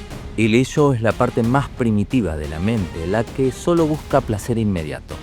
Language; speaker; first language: Spanish; native; Spanish